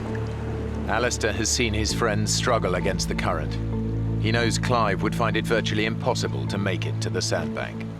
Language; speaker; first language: English; native; English